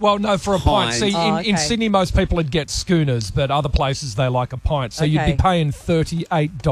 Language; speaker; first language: English; native; English